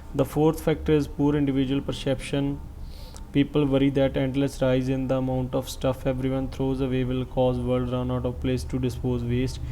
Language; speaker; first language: English; non-native, local second language; Punjabi